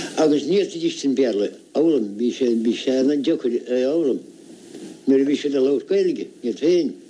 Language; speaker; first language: Irish; native; Irish